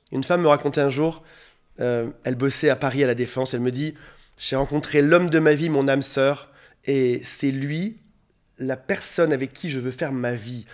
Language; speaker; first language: French; native; French